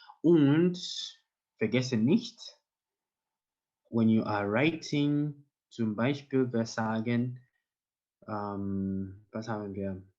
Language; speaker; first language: German; non-native, learner; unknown